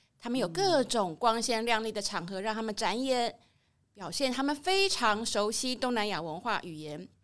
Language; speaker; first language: Chinese; native; Chinese